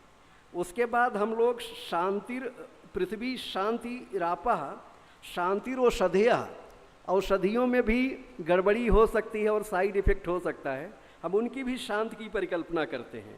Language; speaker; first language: Hindi; native; Hindi